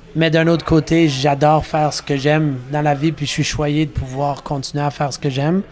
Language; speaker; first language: French; native; French